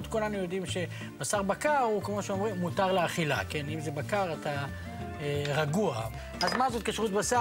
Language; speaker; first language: Hebrew; native; Hebrew